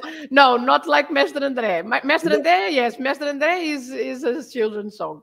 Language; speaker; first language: English; non-native, fluent; Portuguese